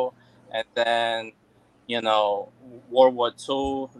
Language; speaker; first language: English; non-native, fluent; Portuguese